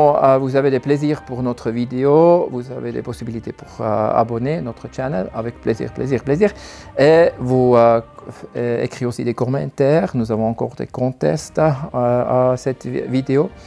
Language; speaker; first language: French; non-native, learner; German